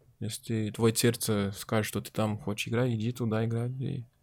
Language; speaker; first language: Russian; non-native, learner; Portuguese